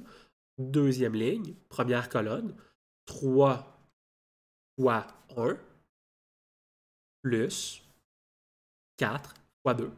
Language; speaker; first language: French; native; French